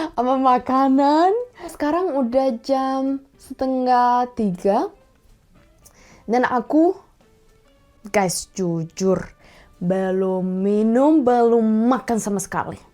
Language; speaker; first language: Indonesian; non-native, fluent; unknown